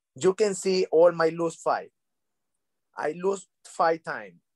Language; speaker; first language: English; non-native, learner; Spanish